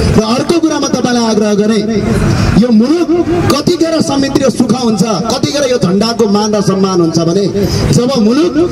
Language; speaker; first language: Nepali; native; Nepali